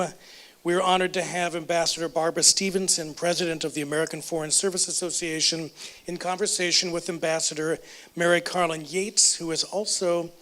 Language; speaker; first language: English; native; English